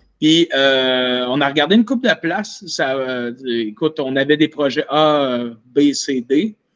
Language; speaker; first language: French; native; French